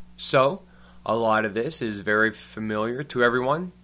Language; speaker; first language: English; early bilingual, other home language; Ukrainian